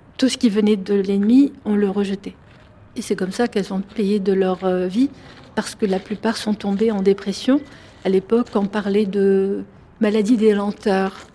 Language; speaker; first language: French; non-native, local second language; Arabic